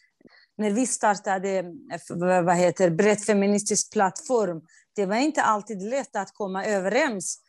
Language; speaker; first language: Swedish; non-native, fluent; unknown